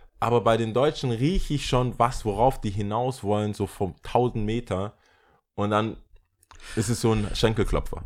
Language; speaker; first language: German; early bilingual, other home language; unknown